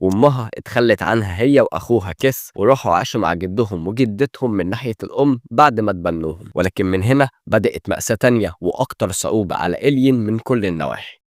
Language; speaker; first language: Arabic; native; Arabic